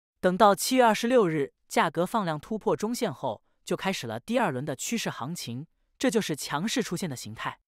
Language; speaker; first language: Chinese; native; Chinese